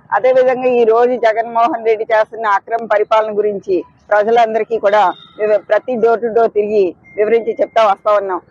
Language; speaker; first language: Telugu; native; Telugu